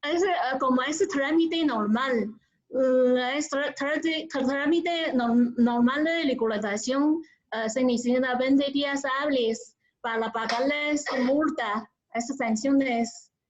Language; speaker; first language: Spanish; non-native, learner; Chinese